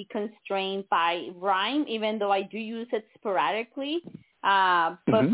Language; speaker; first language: English; non-native, fluent; Spanish